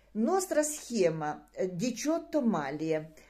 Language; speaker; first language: Italian; non-native, learner; Russian